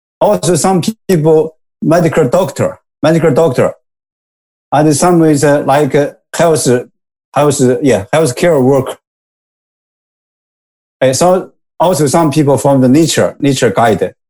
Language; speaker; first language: English; non-native, learner; Japanese